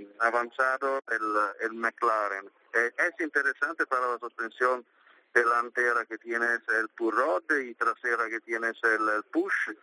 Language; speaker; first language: Spanish; non-native, learner; Italian